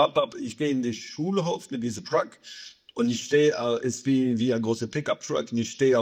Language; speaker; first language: German; non-native, fluent; English